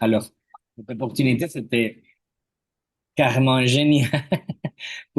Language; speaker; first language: French; non-native, fluent; Spanish